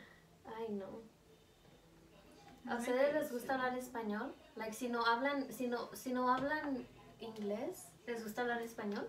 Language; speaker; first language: Spanish; early bilingual, heritage; Spanish